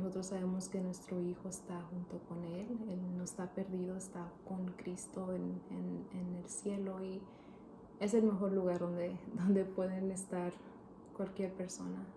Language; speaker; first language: Spanish; early bilingual, heritage; Spanish